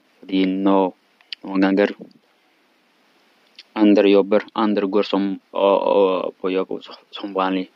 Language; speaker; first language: Swedish; non-native, learner; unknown